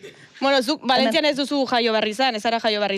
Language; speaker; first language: Basque; native; Basque